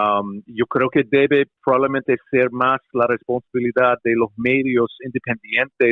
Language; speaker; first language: Spanish; non-native, fluent; English